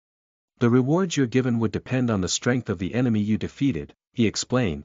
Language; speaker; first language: English; native; English